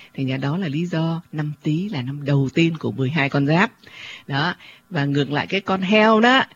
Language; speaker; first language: Vietnamese; native; Vietnamese